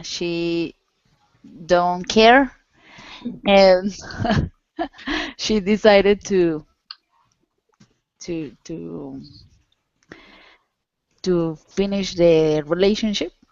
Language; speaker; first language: English; non-native, learner; Spanish